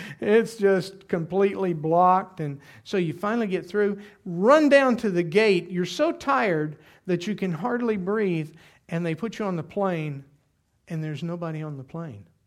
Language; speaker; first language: English; native; English